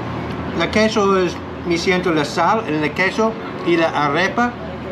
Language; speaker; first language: Spanish; non-native, learner; English